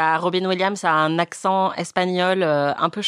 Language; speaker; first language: French; native; French